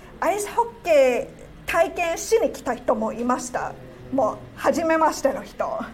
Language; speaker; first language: Japanese; non-native, fluent; Cantonese